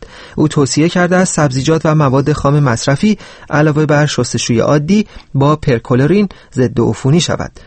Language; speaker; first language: Persian; native; Persian